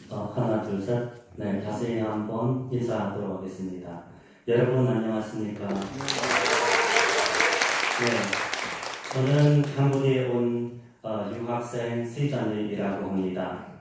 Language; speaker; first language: Korean; non-native, learner; Khmer